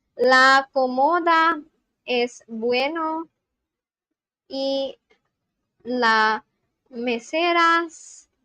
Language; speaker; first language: Spanish; non-native, learner; Bangla